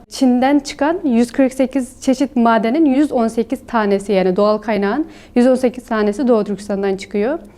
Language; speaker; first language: Turkish; non-native, fluent; Uyghur